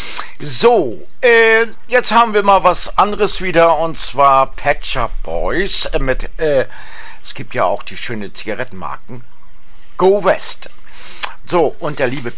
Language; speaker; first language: German; native; German